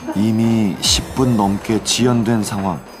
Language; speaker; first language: Korean; native; Korean